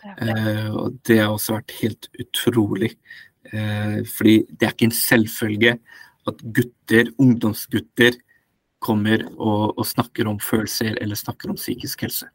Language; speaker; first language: Norwegian; early bilingual, other home language; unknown